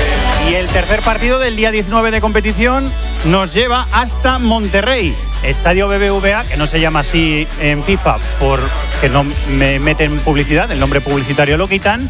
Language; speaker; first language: Spanish; native; Spanish